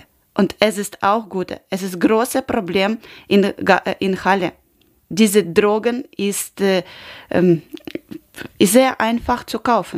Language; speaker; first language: German; non-native, learner; Ukrainian